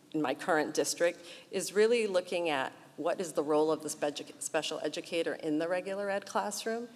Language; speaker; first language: English; early bilingual, other home language; Portuguese